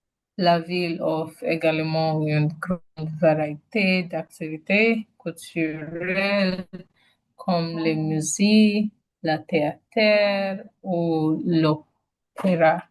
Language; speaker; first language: French; non-native, learner; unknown